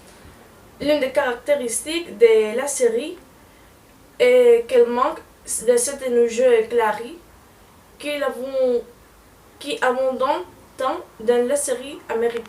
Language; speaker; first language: French; non-native, learner; Spanish